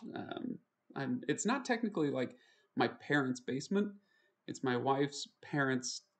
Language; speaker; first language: English; native; English